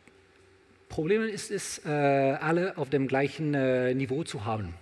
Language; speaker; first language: German; non-native, learner; French